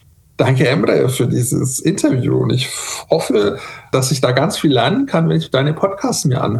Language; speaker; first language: German; native; German